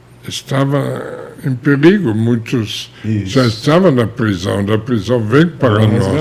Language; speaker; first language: Portuguese; non-native, fluent; German